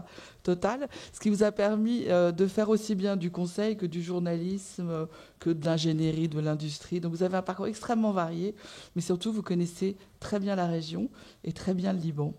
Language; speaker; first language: French; native; French